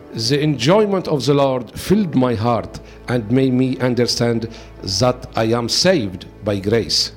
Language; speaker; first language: English; non-native, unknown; Arabic